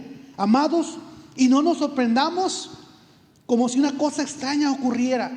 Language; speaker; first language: Spanish; native; Spanish